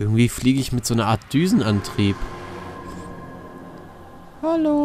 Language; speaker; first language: German; native; German